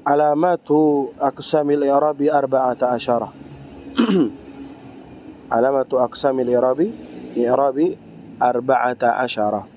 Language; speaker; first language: Arabic; non-native, fluent; Indonesian